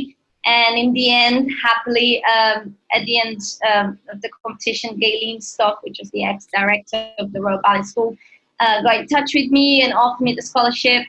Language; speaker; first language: English; non-native, fluent; Portuguese